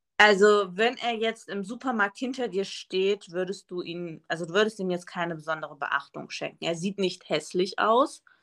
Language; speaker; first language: German; early bilingual, other home language; Spanish